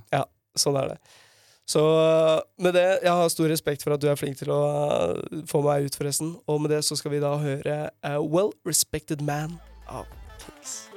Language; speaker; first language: Norwegian; native; Norwegian